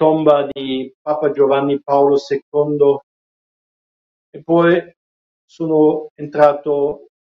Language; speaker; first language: Italian; non-native, fluent; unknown